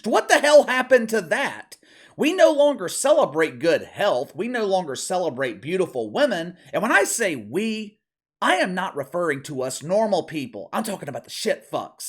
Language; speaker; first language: English; native; English